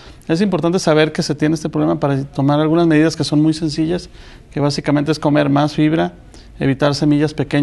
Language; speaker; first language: Spanish; native; Spanish